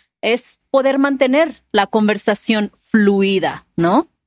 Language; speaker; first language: Spanish; native; Spanish